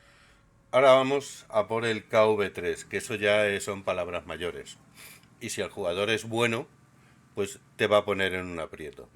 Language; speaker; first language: Spanish; native; Spanish